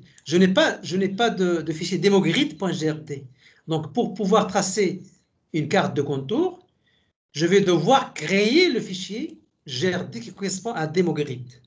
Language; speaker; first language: French; native; French